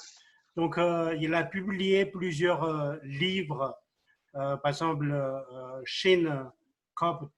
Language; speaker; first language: French; non-native, fluent; Chinese